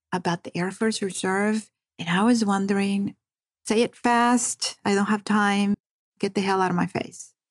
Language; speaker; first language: English; early bilingual, other home language; Spanish